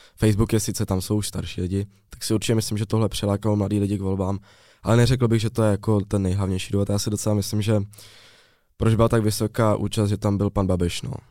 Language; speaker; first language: Czech; native; Czech